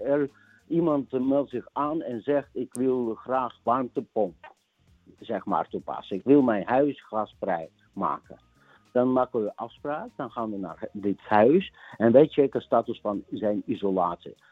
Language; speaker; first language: Dutch; non-native, fluent; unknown